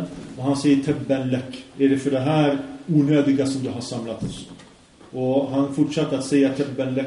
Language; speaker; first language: Swedish; early bilingual, other home language; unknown